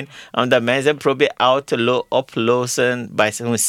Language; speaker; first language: Dutch; non-native, learner; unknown